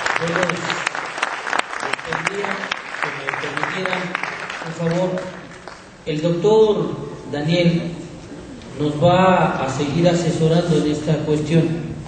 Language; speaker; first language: Spanish; native; Spanish